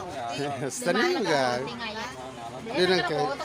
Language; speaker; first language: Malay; non-native, local second language; Buginese